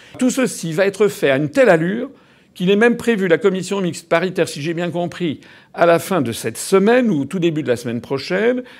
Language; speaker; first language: French; native; French